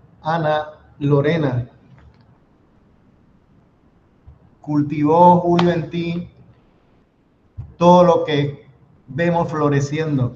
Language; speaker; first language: Spanish; native; Spanish